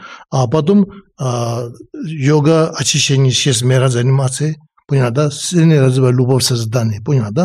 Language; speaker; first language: Russian; non-native, learner; Tibetan